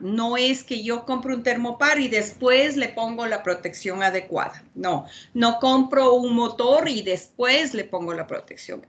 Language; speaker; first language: Spanish; native; Spanish